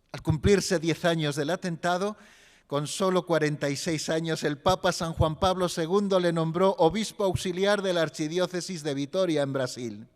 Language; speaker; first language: Spanish; native; Spanish